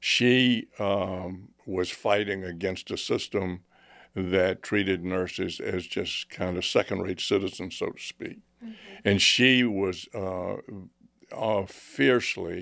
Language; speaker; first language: English; native; English